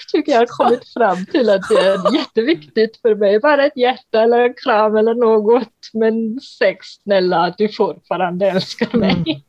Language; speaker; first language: Swedish; non-native, fluent; German